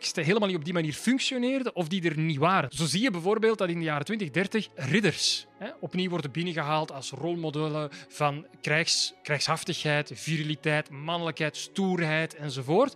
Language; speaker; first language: Dutch; native; Dutch